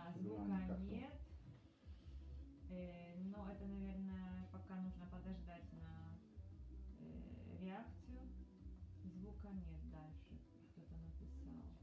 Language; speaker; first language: Russian; non-native, fluent; Polish